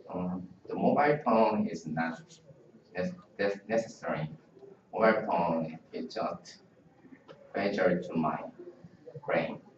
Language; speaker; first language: English; non-native, learner; Korean